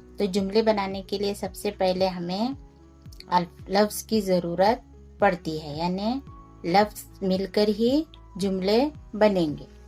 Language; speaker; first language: Urdu; native; Urdu